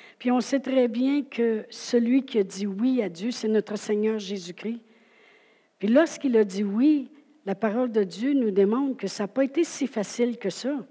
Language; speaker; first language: French; native; French